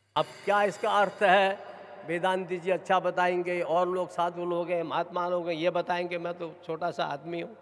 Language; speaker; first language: Hindi; non-native, local second language; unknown